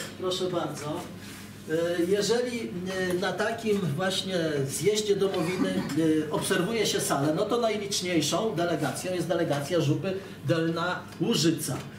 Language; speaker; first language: Polish; native; Polish